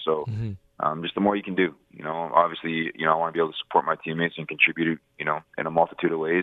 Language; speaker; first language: English; native; English